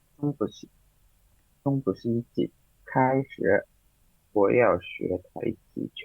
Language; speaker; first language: Chinese; non-native, learner; Indonesian